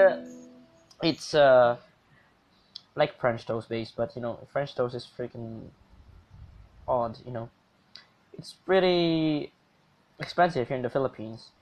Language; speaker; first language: English; non-native, local second language; Filipino